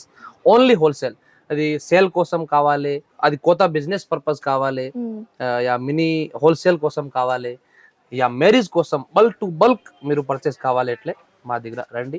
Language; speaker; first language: Telugu; non-native, local second language; Hindi